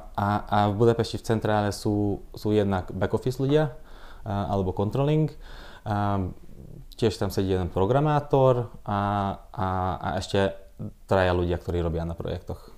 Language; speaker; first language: Slovak; non-native, local second language; Hungarian